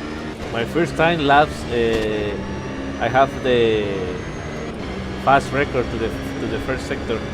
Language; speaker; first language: English; non-native, learner; Spanish